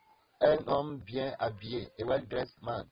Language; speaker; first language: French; non-native, learner; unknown